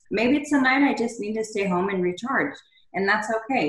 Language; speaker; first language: English; native; English